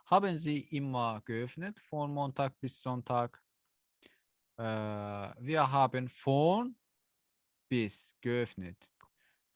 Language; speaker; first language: German; non-native, learner; Azerbaijani